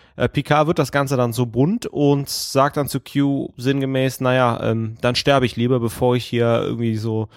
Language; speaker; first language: German; native; German